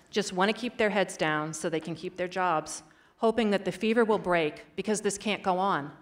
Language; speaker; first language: English; native; English